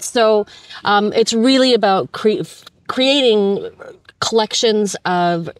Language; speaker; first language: English; native; English